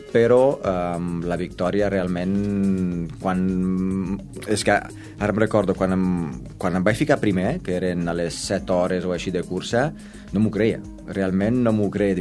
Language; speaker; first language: Catalan; non-native, fluent; Romanian